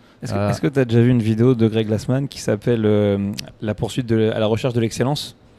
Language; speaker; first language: French; native; French